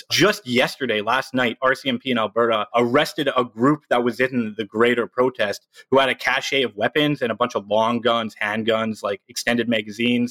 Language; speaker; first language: English; native; English